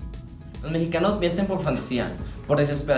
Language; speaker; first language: Spanish; native; Spanish